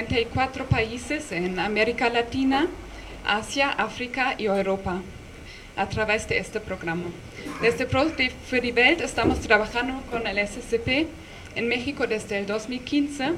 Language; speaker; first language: Spanish; non-native, fluent; German